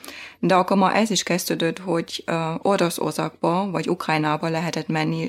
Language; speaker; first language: Hungarian; non-native, fluent; German